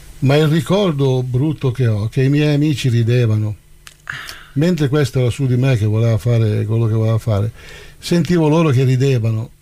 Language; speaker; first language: Italian; native; Italian